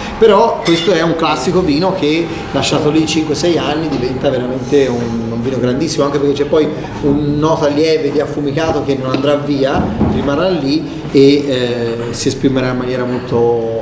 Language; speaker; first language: Italian; native; Italian